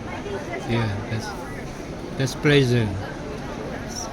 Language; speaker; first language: English; non-native, learner; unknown